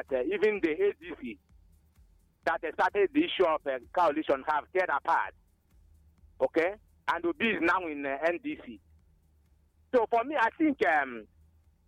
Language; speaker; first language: English; non-native, local second language; Igbo